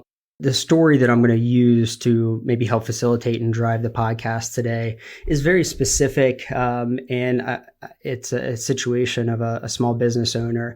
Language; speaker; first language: English; native; English